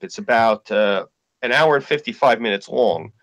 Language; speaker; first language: English; native; English